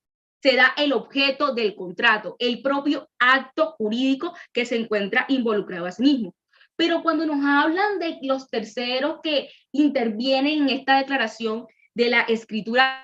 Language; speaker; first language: Spanish; native; Spanish